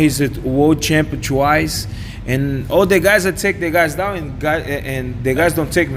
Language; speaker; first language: English; non-native, learner; Portuguese